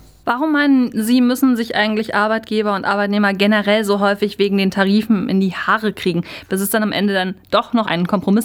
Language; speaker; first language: German; native; German